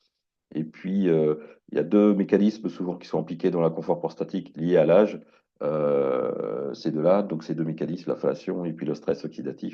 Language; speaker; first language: French; native; French